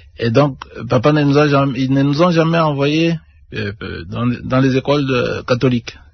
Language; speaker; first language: French; non-native, local second language; Luba-Lulua